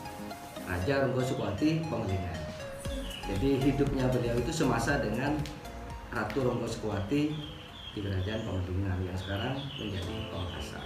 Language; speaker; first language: Indonesian; non-native, local second language; Madurese